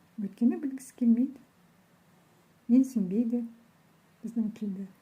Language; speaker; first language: Kazakh; native; Kazakh